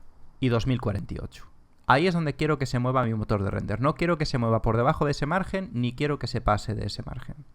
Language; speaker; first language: Spanish; native; Spanish